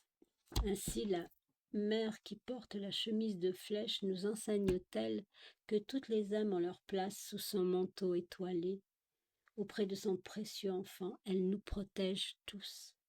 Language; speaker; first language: French; native; French